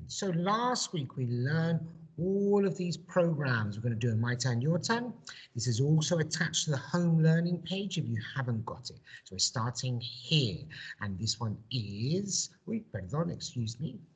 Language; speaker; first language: English; native; English